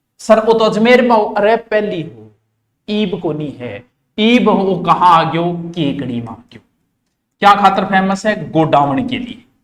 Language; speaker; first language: Hindi; native; Hindi